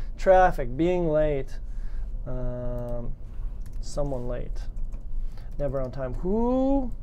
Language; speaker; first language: English; native; English